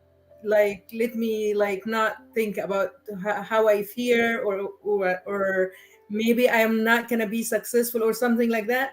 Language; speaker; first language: English; non-native, learner; Arabic